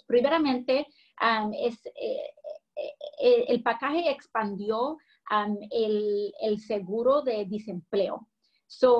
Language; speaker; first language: Spanish; early bilingual, heritage; English